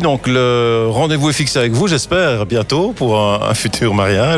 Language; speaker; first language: French; native; French